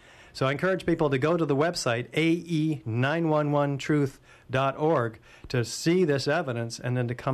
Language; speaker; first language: English; native; English